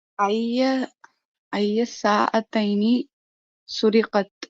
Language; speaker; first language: Arabic; non-native, learner; Tamil